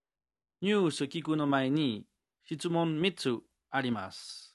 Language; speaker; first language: Japanese; non-native, learner; French